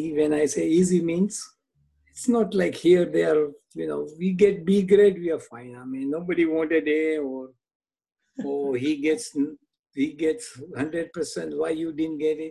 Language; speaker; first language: English; non-native, local second language; Gujarati